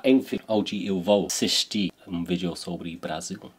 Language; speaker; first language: Portuguese; non-native, learner; English